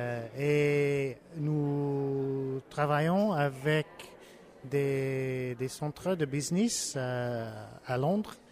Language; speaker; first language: French; non-native, learner; English